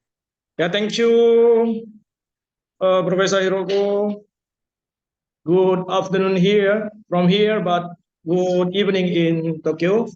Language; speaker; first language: English; non-native, fluent; Indonesian